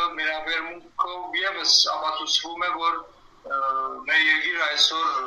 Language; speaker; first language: Armenian; early bilingual, heritage; Armenian